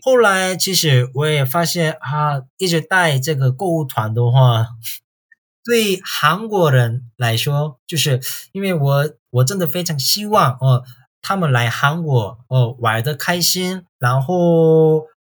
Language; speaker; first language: Chinese; non-native, fluent; Korean